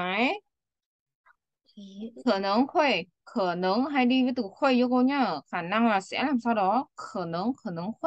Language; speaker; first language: Chinese; non-native, fluent; Vietnamese